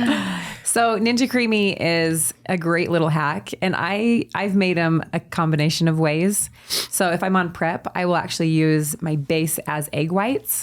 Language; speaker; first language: English; native; English